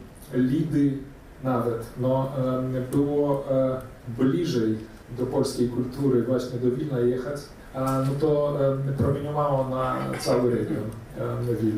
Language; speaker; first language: Polish; early bilingual, heritage; Polish